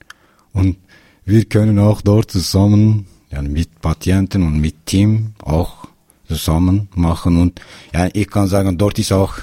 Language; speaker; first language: German; non-native, learner; Kurdish